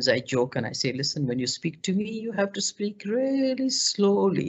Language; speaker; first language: English; non-native, local second language; Pashto